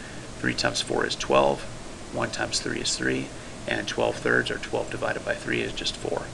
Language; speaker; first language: English; native; English